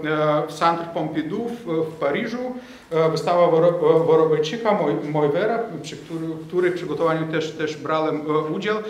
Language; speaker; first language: Polish; non-native, fluent; Lithuanian